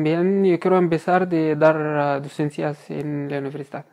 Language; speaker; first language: Spanish; non-native, fluent; Arabic